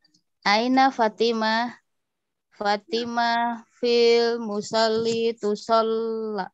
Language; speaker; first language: Arabic; non-native, learner; Indonesian